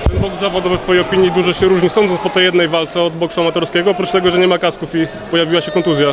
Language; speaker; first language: Polish; native; Polish